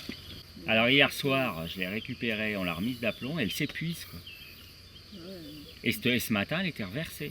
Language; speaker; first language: French; native; French